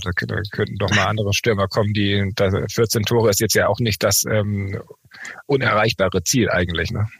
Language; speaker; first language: German; native; German